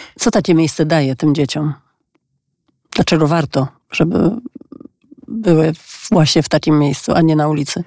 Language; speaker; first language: Polish; native; Polish